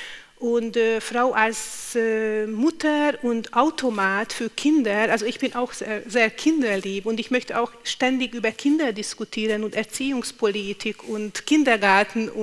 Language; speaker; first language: German; non-native, fluent; Hungarian